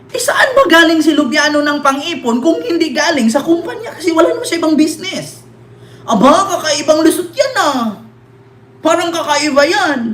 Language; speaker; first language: Filipino; native; Filipino